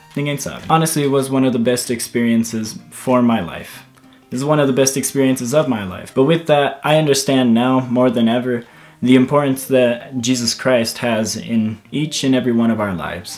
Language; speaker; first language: English; native; English